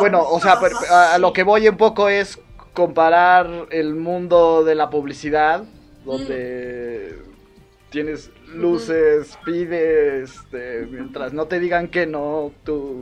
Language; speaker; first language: Spanish; native; Spanish